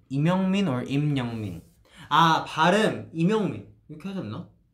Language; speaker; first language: Korean; early bilingual, heritage; Korean